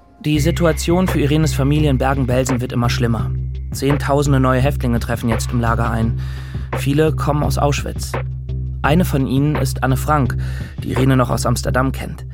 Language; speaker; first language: German; native; German